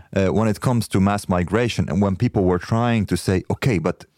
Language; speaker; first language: English; non-native, fluent; Arabic